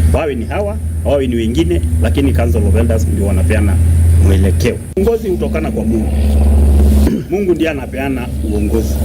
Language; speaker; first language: Swahili; non-native, local second language; Masai